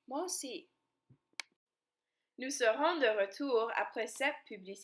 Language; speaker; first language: French; non-native, learner; English